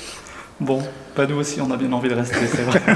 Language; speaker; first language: French; native; French